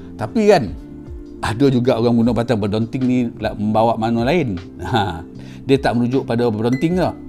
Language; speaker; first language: Malay; native; Malay